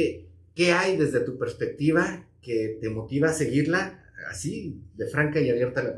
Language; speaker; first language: Spanish; native; Spanish